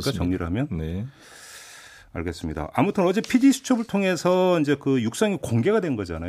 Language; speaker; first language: Korean; native; Korean